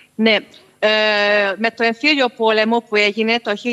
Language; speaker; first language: Greek; early bilingual, heritage; Hungarian